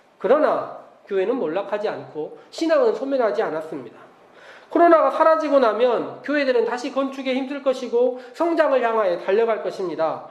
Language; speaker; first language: Korean; native; Korean